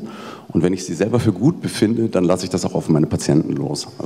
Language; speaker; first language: German; native; German